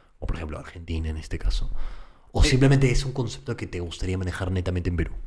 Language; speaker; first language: Spanish; native; Spanish